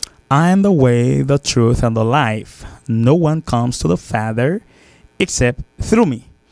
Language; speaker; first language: English; non-native, fluent; Haitian Creole